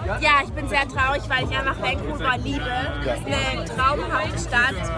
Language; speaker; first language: German; early bilingual, other home language; Albanian